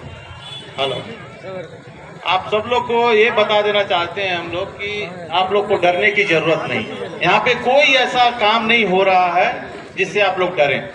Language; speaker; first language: Hindi; native; Hindi